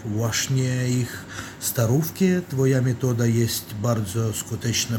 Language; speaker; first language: Polish; non-native, learner; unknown